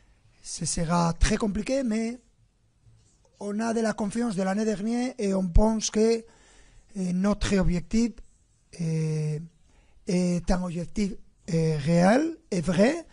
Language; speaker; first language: French; non-native, fluent; Spanish